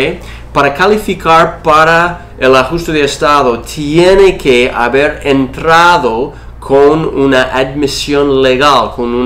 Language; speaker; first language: Spanish; non-native, fluent; English